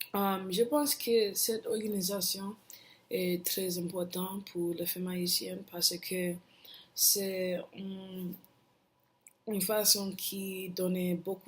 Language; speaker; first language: French; non-native, learner; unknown